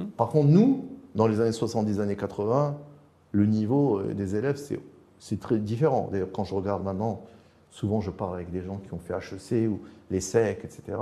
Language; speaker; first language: French; non-native, local second language; Arabic